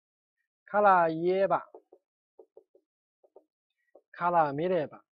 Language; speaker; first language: Japanese; non-native, fluent; Chinese